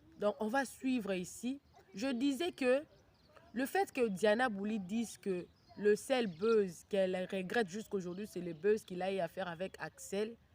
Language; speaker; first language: French; non-native, local second language; Lingala